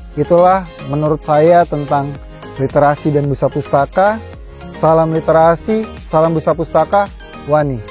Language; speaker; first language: Indonesian; native; Indonesian